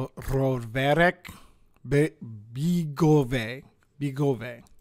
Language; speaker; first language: Polish; non-native, learner; English